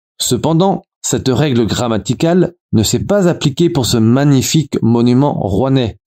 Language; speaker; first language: French; native; French